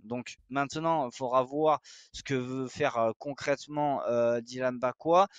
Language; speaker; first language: French; native; French